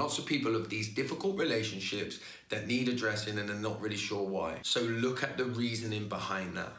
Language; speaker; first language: English; native; English